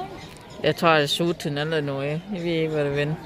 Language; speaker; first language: Danish; non-native, learner; Thai